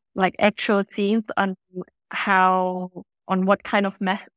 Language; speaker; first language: English; non-native, fluent; German